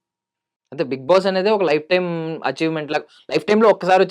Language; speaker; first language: Telugu; native; Telugu